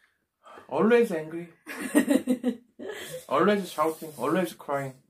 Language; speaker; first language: English; non-native, learner; Korean